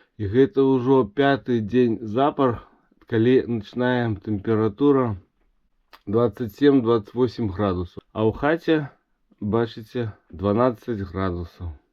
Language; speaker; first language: Belarusian; native; Belarusian